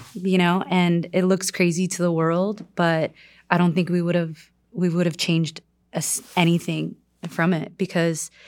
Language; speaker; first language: English; non-native, fluent; Korean